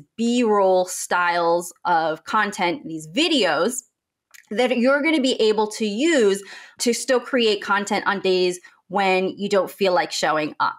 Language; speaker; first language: English; native; English